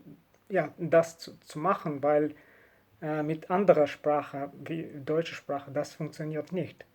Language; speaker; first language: German; non-native, learner; Russian